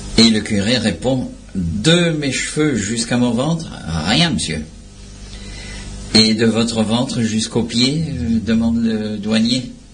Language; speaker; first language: French; native; French